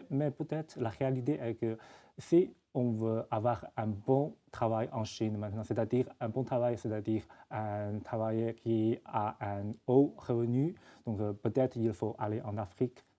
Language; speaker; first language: French; non-native, fluent; Chinese